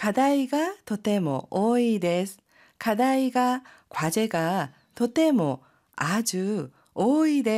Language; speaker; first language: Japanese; non-native, fluent; Korean